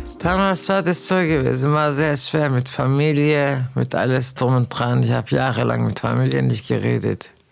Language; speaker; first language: German; non-native, fluent; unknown